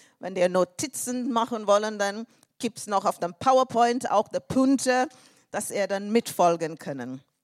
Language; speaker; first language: German; non-native, fluent; English